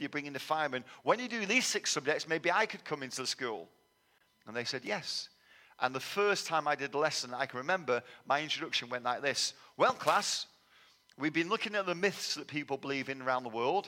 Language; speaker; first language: English; native; English